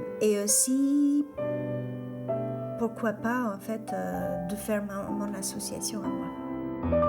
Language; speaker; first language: French; non-native, fluent; Albanian